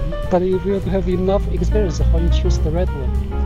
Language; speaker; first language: English; non-native, learner; Chinese